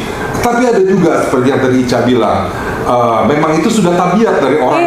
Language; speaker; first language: Indonesian; native; Indonesian